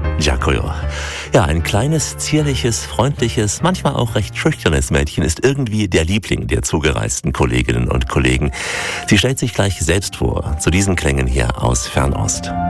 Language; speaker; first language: German; native; German